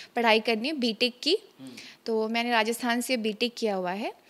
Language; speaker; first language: Hindi; native; Hindi